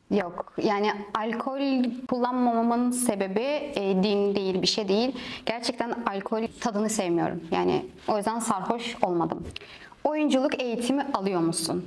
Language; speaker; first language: Turkish; non-native, fluent; Russian